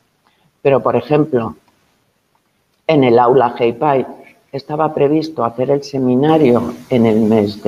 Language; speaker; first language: Spanish; native; Spanish